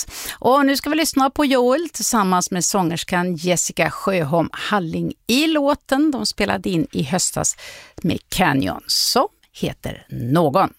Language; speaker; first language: Swedish; native; Swedish